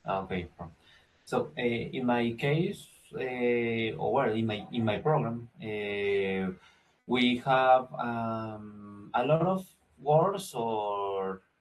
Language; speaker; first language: English; non-native, learner; Spanish